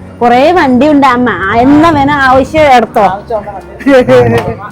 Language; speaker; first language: Malayalam; non-native, learner; Nepali